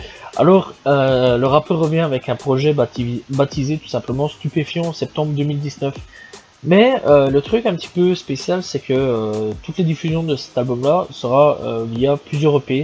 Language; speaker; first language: French; native; French